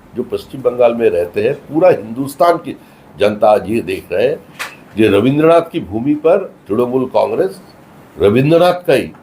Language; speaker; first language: Hindi; non-native, local second language; Bangla